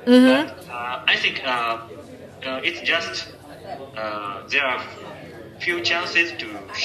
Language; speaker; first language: English; non-native, learner; Japanese